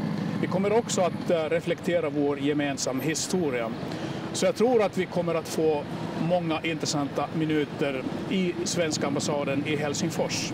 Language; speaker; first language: Swedish; non-native, local second language; Finnish